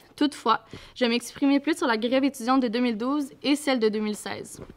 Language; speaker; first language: French; native; French